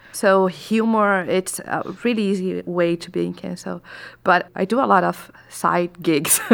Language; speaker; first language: English; non-native, fluent; Portuguese